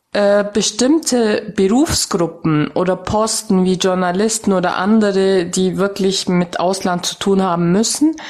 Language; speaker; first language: German; native; German